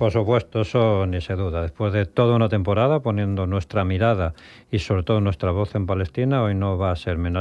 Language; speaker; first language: Spanish; native; Spanish